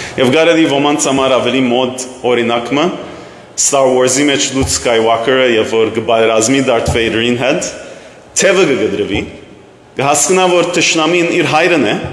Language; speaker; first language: Armenian; early bilingual, heritage; Armenian